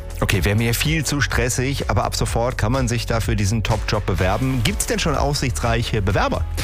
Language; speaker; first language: German; native; German